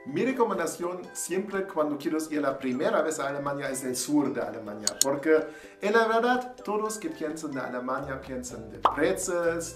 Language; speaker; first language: Spanish; non-native, learner; German